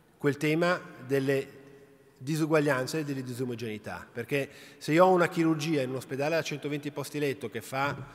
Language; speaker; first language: Italian; native; Italian